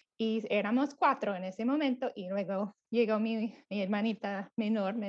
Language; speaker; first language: Spanish; non-native, fluent; English